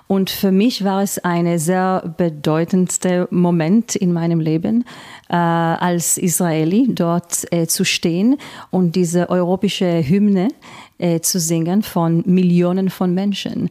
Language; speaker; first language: German; non-native, fluent; Hebrew